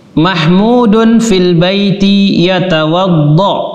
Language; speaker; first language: Arabic; non-native, fluent; Indonesian